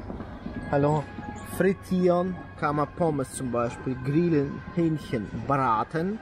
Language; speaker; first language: German; native; German